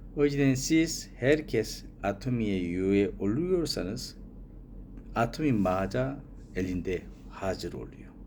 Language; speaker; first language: Turkish; non-native, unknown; Korean